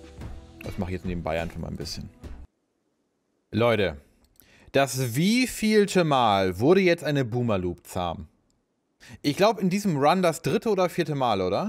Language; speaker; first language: German; native; German